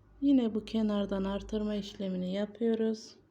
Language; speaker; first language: Turkish; native; Turkish